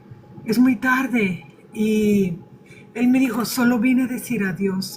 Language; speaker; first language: Spanish; early bilingual, other home language; Portuguese